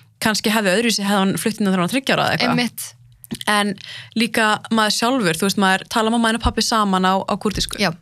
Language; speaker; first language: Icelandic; early bilingual, other home language; Arabic